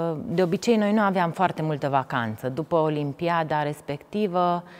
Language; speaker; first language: Romanian; native; Romanian